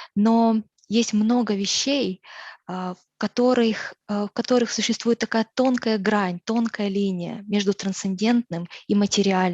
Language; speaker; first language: Russian; native; Russian